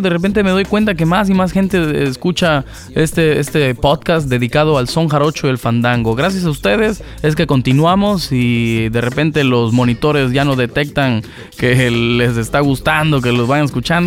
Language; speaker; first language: Spanish; native; Spanish